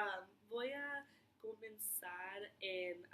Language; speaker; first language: Spanish; non-native, learner; English